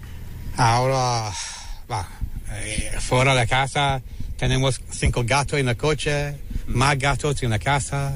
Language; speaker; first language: Spanish; non-native, learner; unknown